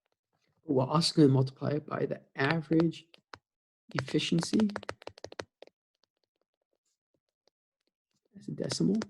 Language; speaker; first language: English; native; English